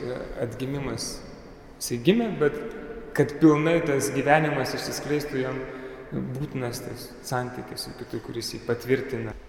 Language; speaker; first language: Lithuanian; native; Lithuanian